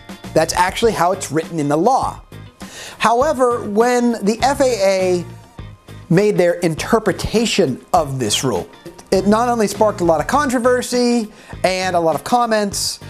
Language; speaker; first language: English; native; English